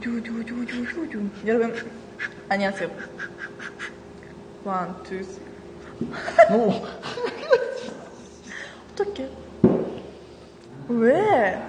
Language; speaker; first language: Korean; non-native, learner; Japanese